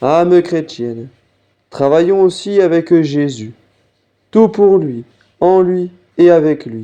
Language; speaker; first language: French; native; French